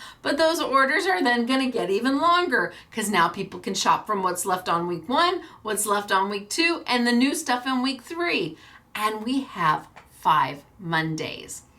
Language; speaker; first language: English; native; English